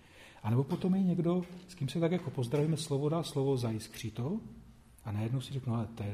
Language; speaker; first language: Czech; native; Czech